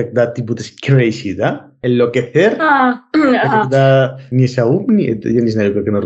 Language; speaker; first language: Russian; non-native, learner; Spanish